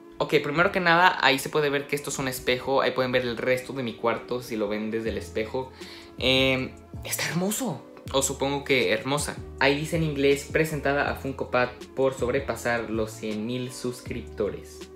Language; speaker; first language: Spanish; native; Spanish